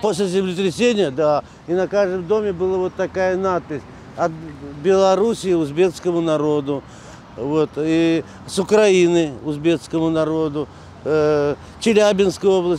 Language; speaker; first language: Russian; native; Russian